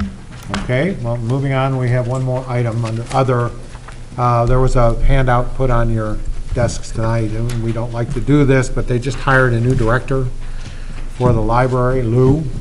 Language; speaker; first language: English; native; English